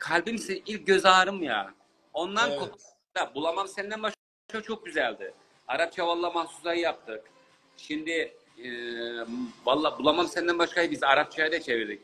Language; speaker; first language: Turkish; native; Turkish